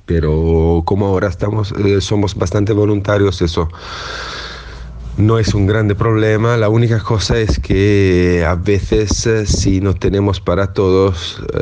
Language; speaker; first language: Spanish; non-native, fluent; Italian